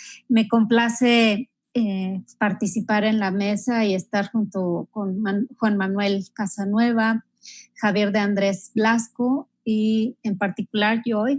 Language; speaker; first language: Spanish; native; Spanish